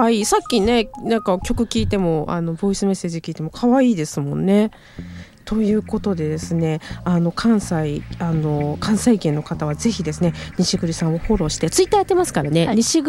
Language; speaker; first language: Japanese; native; Japanese